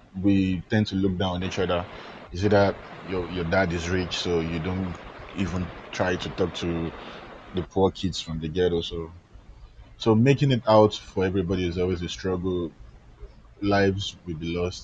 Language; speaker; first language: English; non-native, local second language; Yoruba